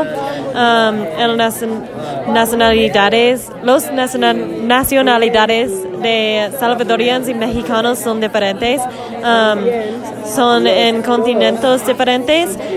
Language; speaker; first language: Spanish; non-native, learner; English